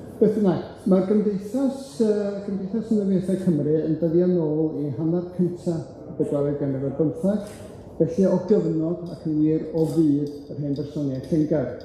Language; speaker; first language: Welsh; native; Welsh